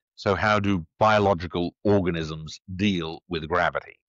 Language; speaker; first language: English; native; English